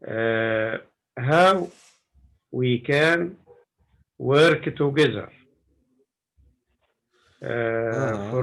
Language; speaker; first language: English; non-native, learner; Arabic